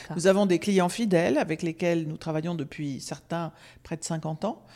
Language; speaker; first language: French; native; French